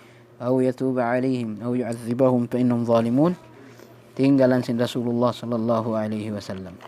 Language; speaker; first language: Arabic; non-native, fluent; Tausug